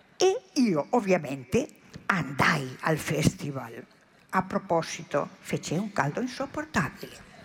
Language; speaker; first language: Italian; non-native, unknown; Spanish